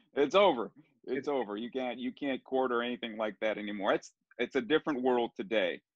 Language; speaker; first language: English; early bilingual, other home language; Sicilian